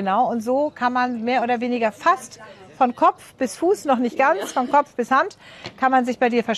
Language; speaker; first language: German; native; German